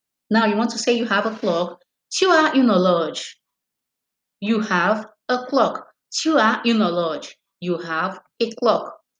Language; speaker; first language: English; non-native, local second language; Yoruba